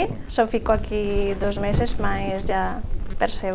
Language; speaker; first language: Portuguese; non-native, learner; Spanish